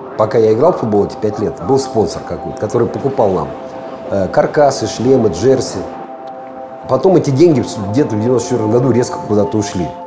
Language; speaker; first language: Russian; native; Russian